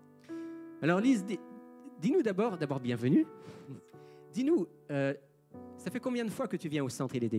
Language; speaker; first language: French; native; French